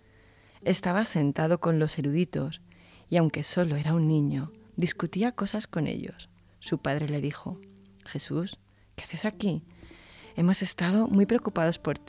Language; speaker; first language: Spanish; native; Spanish